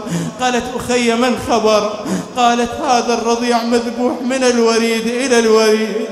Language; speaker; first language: Arabic; native; Arabic